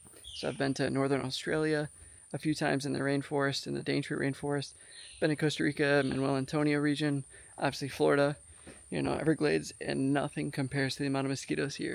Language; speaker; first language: English; native; English